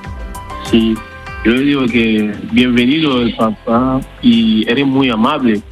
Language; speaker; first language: Spanish; non-native, learner; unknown